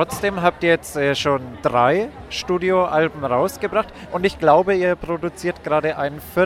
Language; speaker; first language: German; native; German